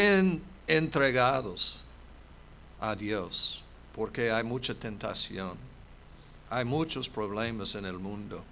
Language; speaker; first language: Spanish; non-native, fluent; English